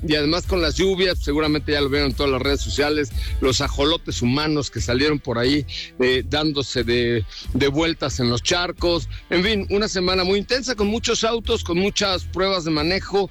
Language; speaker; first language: Spanish; native; Spanish